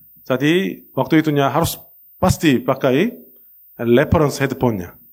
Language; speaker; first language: Indonesian; non-native, learner; Korean